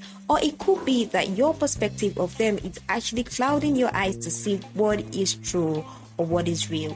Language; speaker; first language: English; non-native, local second language; Yoruba